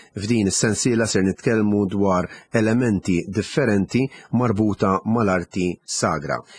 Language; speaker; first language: Maltese; native; Maltese